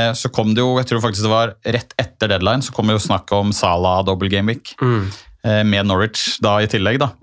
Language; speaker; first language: Norwegian; native; Norwegian